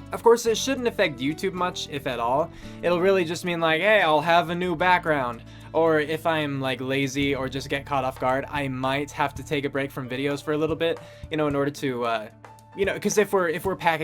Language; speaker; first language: English; native; English